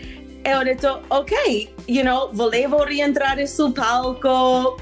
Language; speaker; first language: Italian; non-native, fluent; English